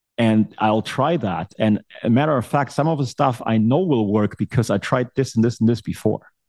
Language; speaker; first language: English; non-native, fluent; German